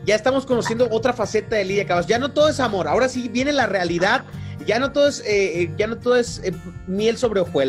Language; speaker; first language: Spanish; native; Spanish